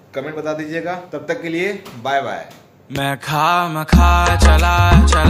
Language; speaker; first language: Hindi; native; Hindi